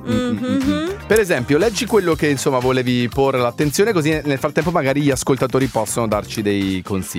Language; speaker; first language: Italian; native; Italian